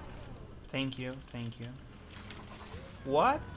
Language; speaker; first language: English; non-native, learner; Turkish